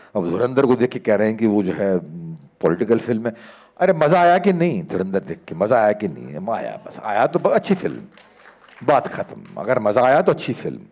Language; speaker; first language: Hindi; native; Hindi